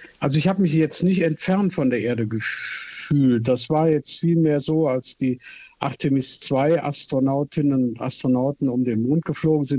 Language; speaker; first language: German; native; German